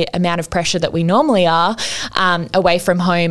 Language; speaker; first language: English; native; English